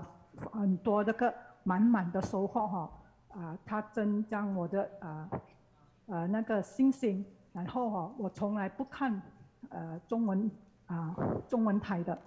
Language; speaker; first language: Chinese; non-native, learner; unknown